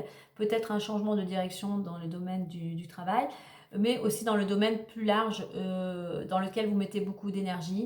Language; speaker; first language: French; native; French